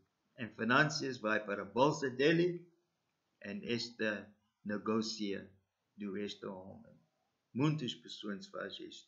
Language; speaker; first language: Portuguese; non-native, learner; English